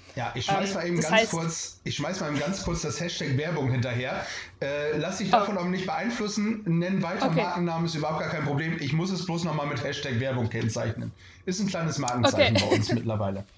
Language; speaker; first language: German; native; German